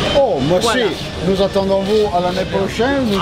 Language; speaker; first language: French; non-native, learner; Italian